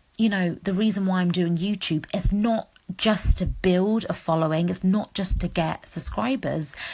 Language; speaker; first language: English; native; English